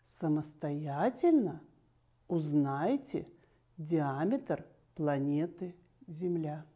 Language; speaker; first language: Russian; native; Russian